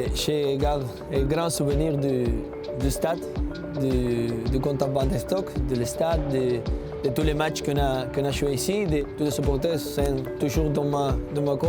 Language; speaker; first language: French; non-native, learner; Spanish